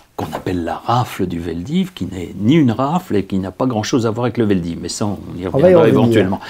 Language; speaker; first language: French; native; French